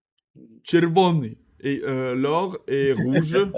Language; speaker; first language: French; non-native, learner; Russian